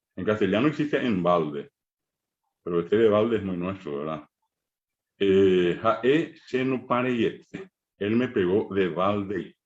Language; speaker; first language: Spanish; non-native, local second language; Guarani